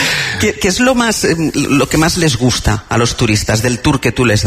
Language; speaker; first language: Spanish; native; Spanish